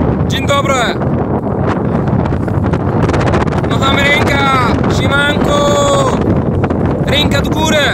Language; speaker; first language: Polish; non-native, learner; Arabic